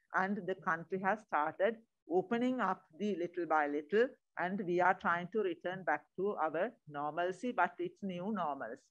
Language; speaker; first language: English; non-native, local second language; Sinhala